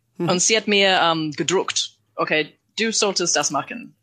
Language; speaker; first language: German; non-native, learner; English